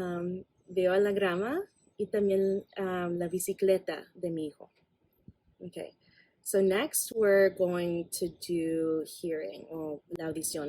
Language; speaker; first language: Spanish; non-native, fluent; English